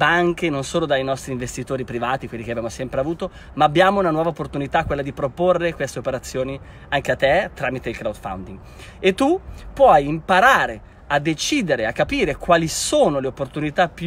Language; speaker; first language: Italian; native; Italian